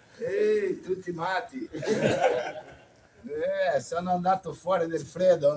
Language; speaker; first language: Italian; non-native, learner; Portuguese